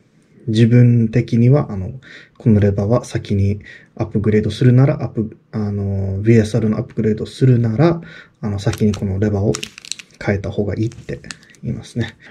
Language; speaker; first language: Japanese; non-native, fluent; English